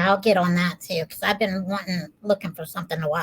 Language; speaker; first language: English; native; English